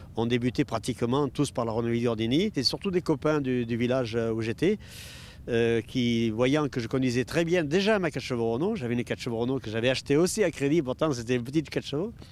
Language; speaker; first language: French; native; French